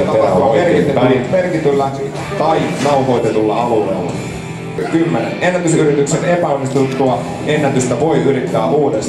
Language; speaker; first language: Finnish; native; Finnish